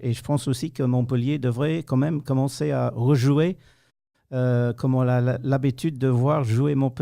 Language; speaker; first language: French; non-native, fluent; English